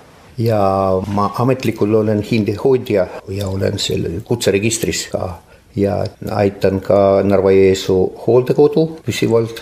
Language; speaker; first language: Estonian; non-native, local second language; Russian